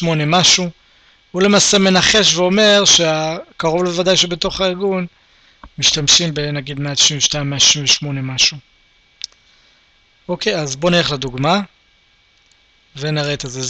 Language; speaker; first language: Hebrew; native; Hebrew